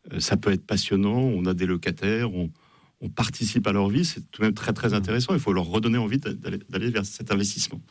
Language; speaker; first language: French; native; French